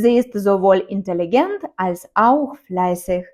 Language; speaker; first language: German; non-native, fluent; Ukrainian